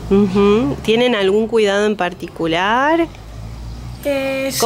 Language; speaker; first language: Spanish; native; Spanish